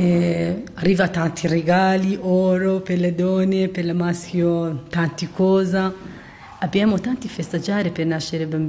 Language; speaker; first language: Italian; non-native, learner; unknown